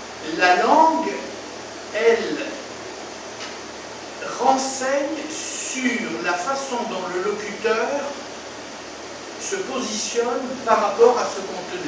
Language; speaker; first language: French; native; French